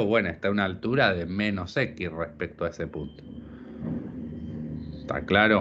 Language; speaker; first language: Spanish; native; Spanish